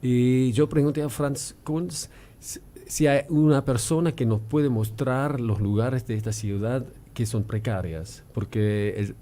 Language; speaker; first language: Spanish; non-native, fluent; German